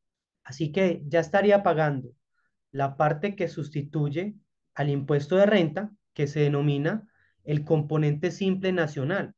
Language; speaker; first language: Spanish; native; Spanish